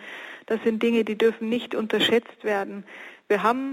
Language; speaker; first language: German; native; German